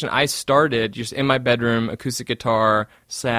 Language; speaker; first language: English; native; English